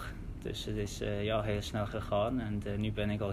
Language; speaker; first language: Dutch; early bilingual, heritage; German